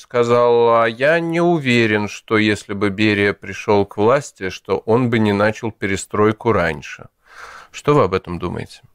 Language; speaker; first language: Russian; native; Russian